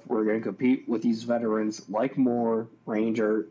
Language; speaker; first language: English; native; English